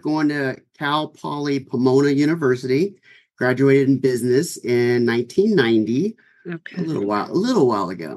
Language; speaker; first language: English; native; English